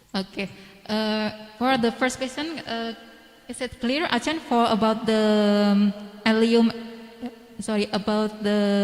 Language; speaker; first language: English; non-native, learner; Indonesian